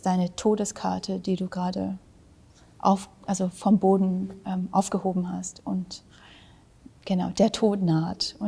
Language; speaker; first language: German; early bilingual, other home language; Vietnamese